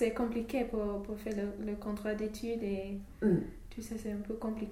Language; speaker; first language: French; non-native, fluent; English